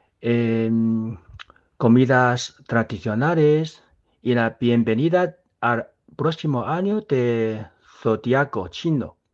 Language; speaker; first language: Spanish; non-native, fluent; Chinese